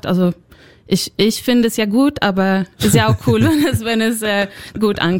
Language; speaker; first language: German; non-native, fluent; Swedish